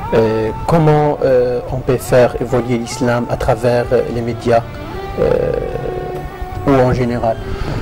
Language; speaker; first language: French; non-native, fluent; Arabic